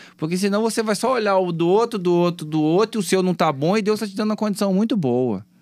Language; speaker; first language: Portuguese; native; Portuguese